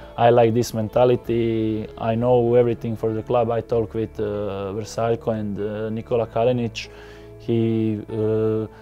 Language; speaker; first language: English; non-native, learner; Croatian